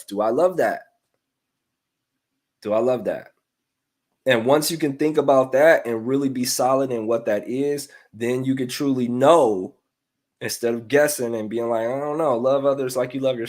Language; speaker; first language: English; native; English